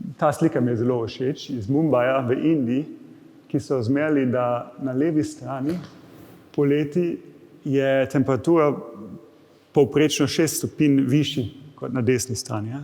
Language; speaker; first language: Slovenian; non-native, fluent; German